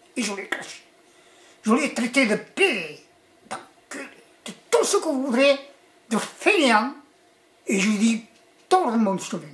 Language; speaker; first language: French; early bilingual, other home language; Catalan